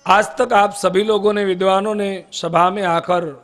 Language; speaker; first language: Hindi; non-native, local second language; Gujarati